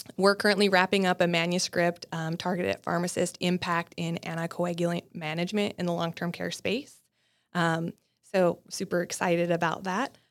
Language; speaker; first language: English; native; English